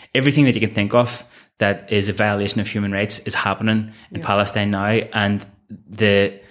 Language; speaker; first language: English; native; English